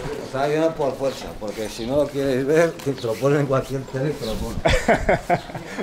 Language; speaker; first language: Spanish; non-native, fluent; Arabic